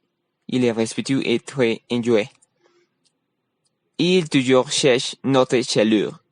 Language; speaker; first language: French; non-native, learner; Spanish